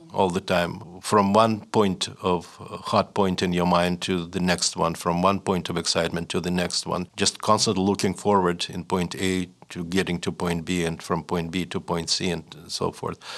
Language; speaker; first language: English; non-native, fluent; Russian